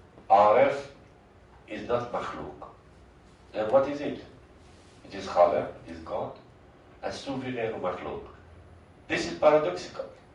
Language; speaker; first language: English; non-native, fluent; Persian